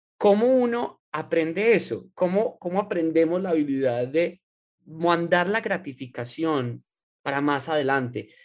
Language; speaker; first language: Spanish; native; Spanish